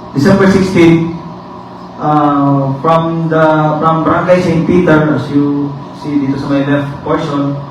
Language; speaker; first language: English; non-native, local second language; Cebuano